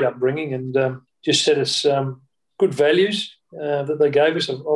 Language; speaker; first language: English; native; English